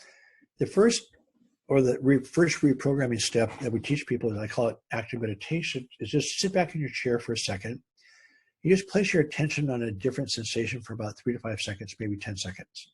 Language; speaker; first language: English; native; English